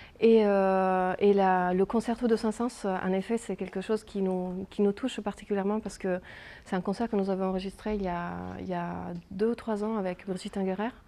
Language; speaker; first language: French; native; French